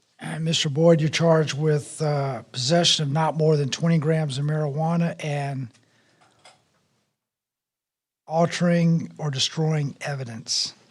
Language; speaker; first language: English; native; English